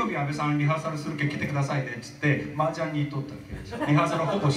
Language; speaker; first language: Japanese; native; Japanese